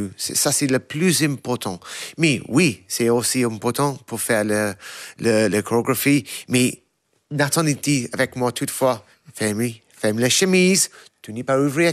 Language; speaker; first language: French; non-native, learner; English